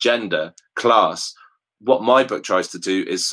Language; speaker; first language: English; native; English